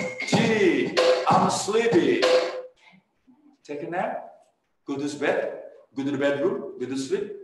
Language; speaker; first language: English; non-native, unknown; Indonesian